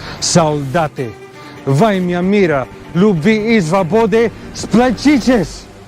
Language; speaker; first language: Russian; non-native, learner; English